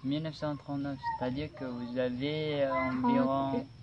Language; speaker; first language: French; non-native, learner; Indonesian